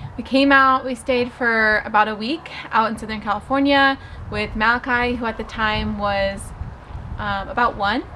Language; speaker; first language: English; native; English